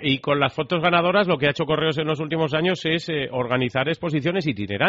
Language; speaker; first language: Spanish; native; Spanish